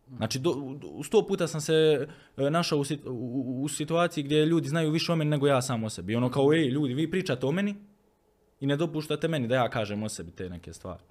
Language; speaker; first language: Croatian; native; Croatian